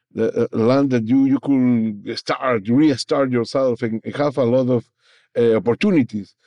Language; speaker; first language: English; non-native, learner; Spanish